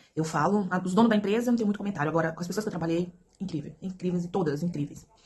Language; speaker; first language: Portuguese; native; Portuguese